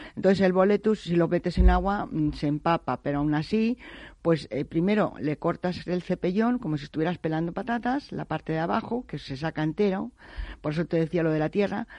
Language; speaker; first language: Spanish; native; Spanish